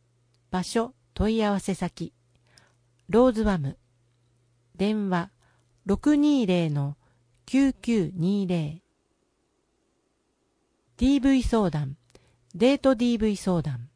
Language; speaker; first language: Japanese; native; Japanese